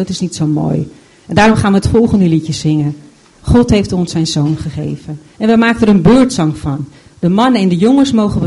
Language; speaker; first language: Dutch; native; Dutch